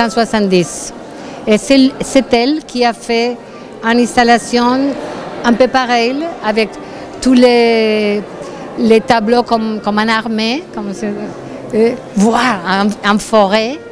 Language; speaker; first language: French; non-native, fluent; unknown